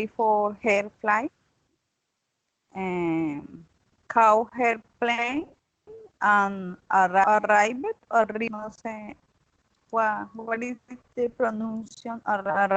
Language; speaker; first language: English; non-native, learner; Spanish